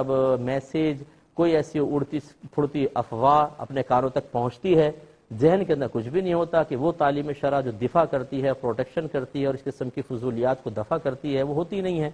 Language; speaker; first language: Urdu; native; Urdu